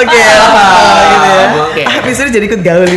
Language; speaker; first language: Indonesian; native; Indonesian